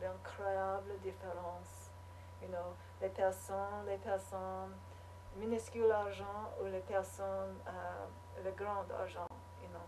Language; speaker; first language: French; non-native, learner; English